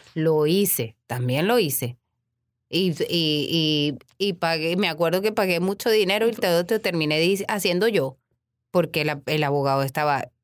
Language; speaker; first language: Spanish; native; Spanish